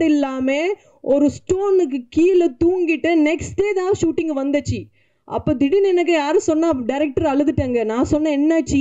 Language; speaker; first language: Tamil; non-native, learner; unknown